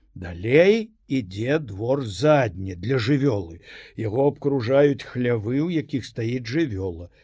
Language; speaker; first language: Belarusian; native; Belarusian